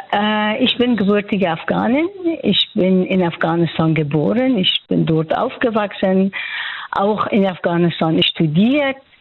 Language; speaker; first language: German; non-native, fluent; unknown